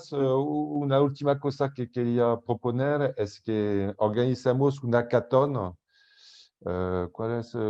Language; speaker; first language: Spanish; non-native, fluent; French